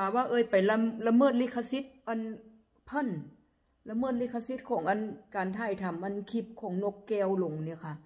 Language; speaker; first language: Northeastern Thai; non-native, local second language; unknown